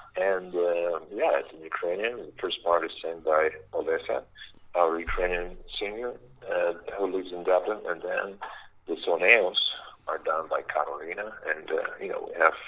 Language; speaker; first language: English; non-native, fluent; Ukrainian